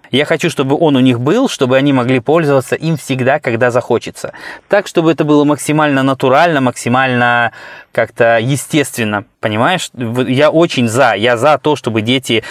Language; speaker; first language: Russian; native; Russian